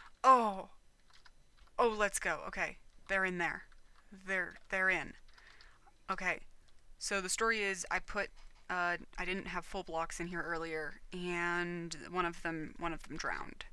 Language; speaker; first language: English; native; English